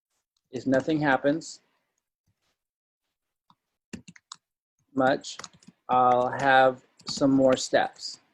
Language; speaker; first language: English; native; English